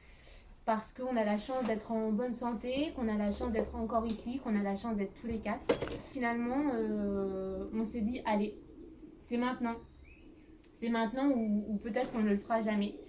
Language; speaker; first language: French; native; French